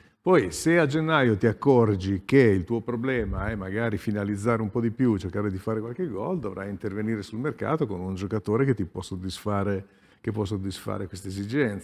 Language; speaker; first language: Italian; native; Italian